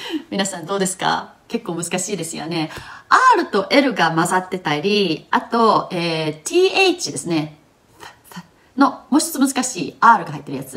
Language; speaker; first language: Japanese; early bilingual, heritage; Japanese